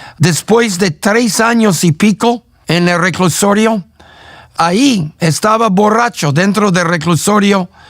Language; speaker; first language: Spanish; non-native, fluent; English